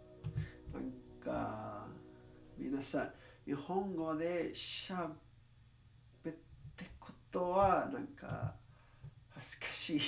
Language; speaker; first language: Japanese; non-native, learner; English